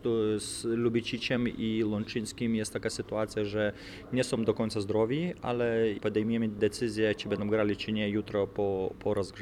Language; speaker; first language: Polish; non-native, fluent; Lithuanian